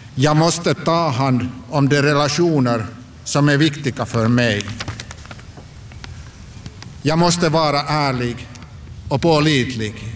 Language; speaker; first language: Swedish; non-native, local second language; Finnish